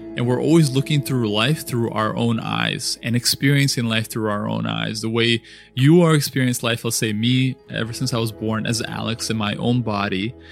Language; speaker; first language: English; early bilingual, other home language; Russian